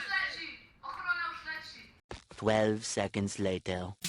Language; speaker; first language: Polish; native; Polish